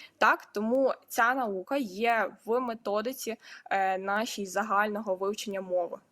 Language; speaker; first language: Ukrainian; native; Ukrainian